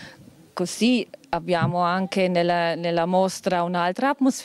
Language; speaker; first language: Italian; non-native, fluent; German